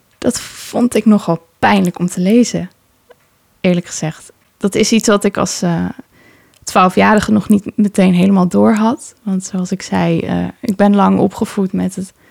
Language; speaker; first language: Dutch; early bilingual, other home language; Persian